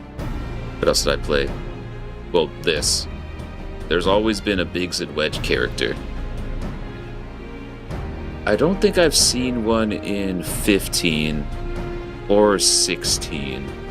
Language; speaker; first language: English; native; English